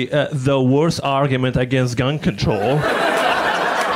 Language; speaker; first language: English; non-native, fluent; Arabic